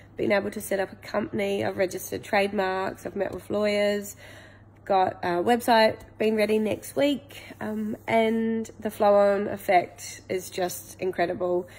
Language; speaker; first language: English; native; English